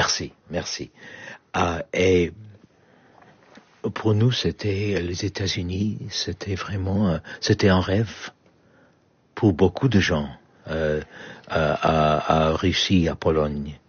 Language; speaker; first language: French; non-native, learner; Polish